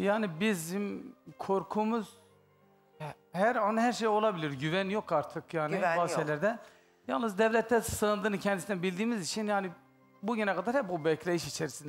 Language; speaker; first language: Turkish; native; Turkish